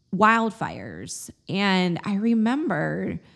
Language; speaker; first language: English; native; English